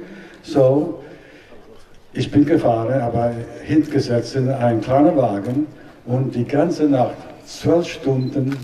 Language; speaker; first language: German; non-native, learner; Italian